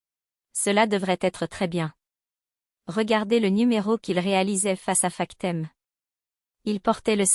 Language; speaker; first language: French; native; French